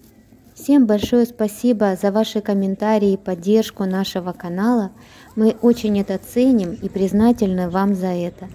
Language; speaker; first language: Russian; native; Russian